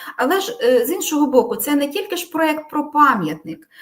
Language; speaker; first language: Ukrainian; native; Ukrainian